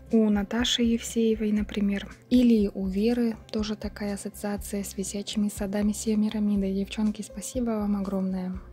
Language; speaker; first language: Russian; native; Russian